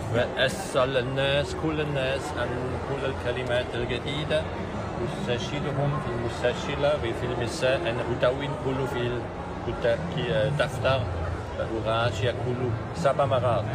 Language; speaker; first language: Arabic; non-native, learner; French